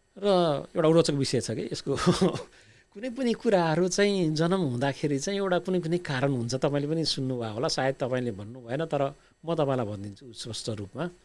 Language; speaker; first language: Nepali; native; Nepali